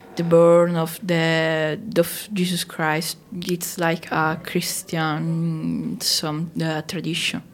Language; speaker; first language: English; non-native, learner; Italian